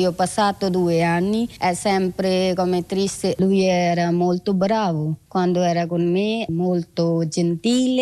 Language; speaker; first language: Italian; non-native, learner; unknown